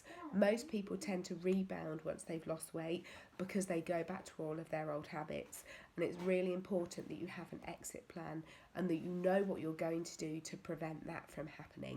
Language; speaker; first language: English; native; English